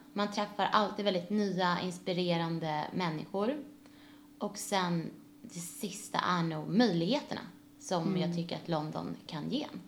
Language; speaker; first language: Swedish; native; Swedish